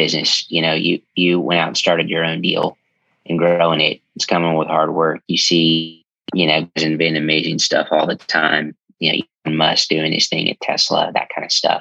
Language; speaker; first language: English; native; English